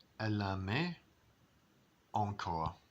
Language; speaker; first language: French; non-native, learner; English